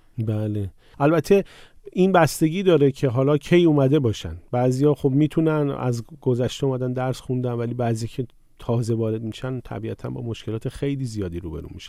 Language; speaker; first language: Persian; native; Persian